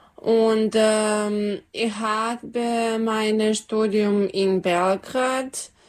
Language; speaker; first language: German; non-native, learner; Serbian